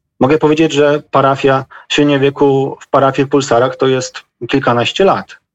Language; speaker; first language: Polish; native; Polish